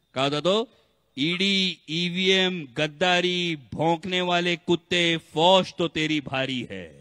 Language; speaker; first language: Hindi; non-native, local second language; Marathi